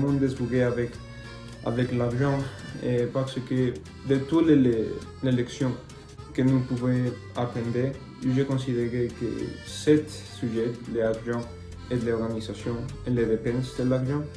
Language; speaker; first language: French; non-native, learner; Spanish